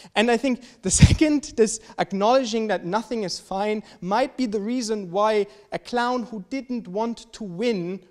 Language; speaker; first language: English; non-native, fluent; German